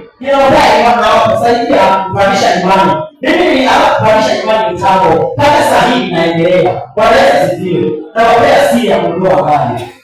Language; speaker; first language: Swahili; non-native, local second language; Rundi